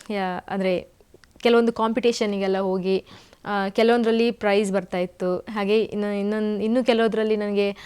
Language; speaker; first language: Kannada; native; Kannada